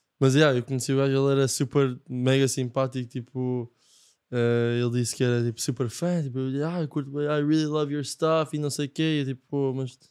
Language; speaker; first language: Portuguese; non-native, fluent; Japanese